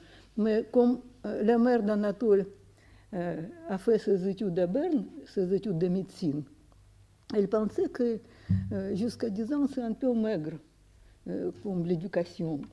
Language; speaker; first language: French; non-native, fluent; Russian